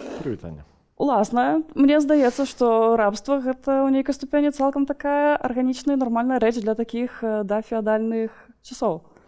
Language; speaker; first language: Belarusian; non-native, local second language; Russian